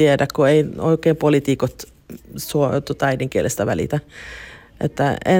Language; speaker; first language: Finnish; early bilingual, heritage; Finnish